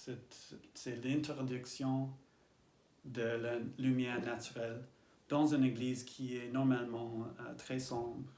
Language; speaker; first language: French; non-native, learner; English